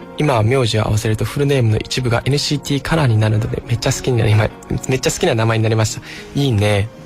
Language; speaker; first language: Japanese; native; Japanese